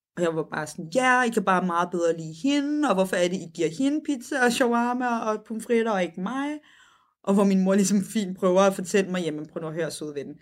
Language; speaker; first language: Danish; early bilingual, other home language; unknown